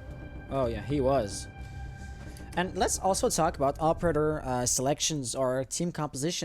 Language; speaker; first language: English; non-native, local second language; French